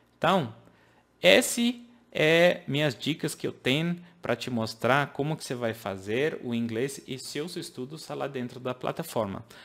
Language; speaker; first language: Portuguese; non-native, fluent; English